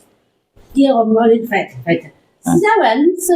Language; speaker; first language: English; non-native, learner; Chinese